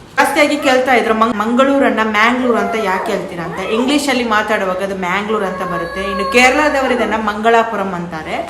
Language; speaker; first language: Kannada; non-native, local second language; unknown